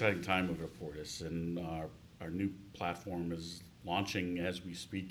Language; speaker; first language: English; native; English